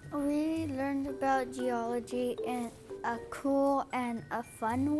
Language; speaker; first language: English; native; English